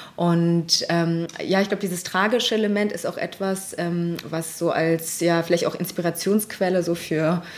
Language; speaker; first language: German; early bilingual, other home language; Persian